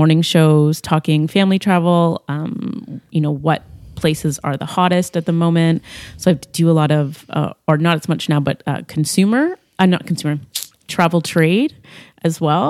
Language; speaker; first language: English; native; English